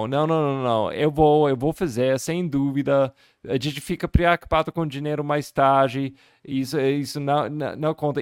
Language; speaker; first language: Portuguese; non-native, fluent; English